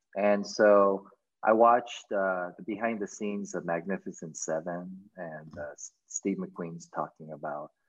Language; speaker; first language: English; native; English